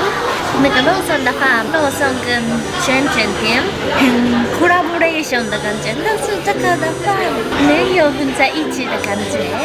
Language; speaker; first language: Chinese; non-native, fluent; Japanese